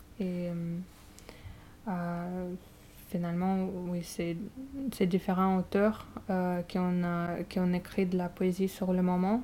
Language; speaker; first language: French; non-native, fluent; Russian